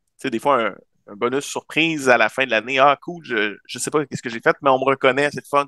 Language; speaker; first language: French; native; French